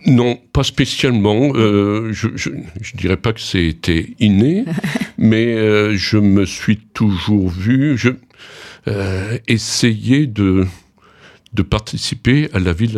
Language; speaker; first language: French; native; French